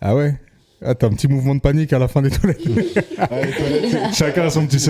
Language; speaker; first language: French; native; French